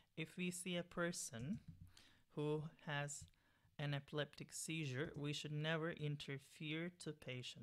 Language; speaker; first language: English; non-native, fluent; Turkish